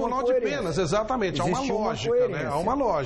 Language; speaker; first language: Portuguese; native; Portuguese